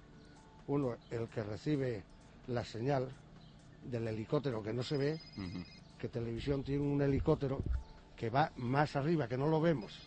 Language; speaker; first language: Spanish; native; Spanish